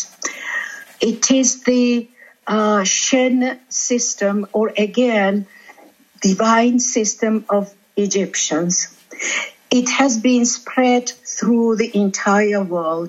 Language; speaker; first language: English; non-native, fluent; Georgian